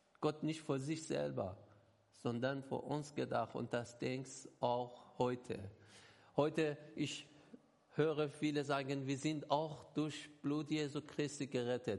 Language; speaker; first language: German; non-native, learner; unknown